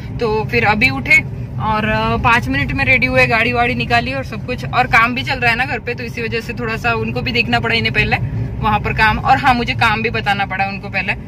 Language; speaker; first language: Hindi; native; Hindi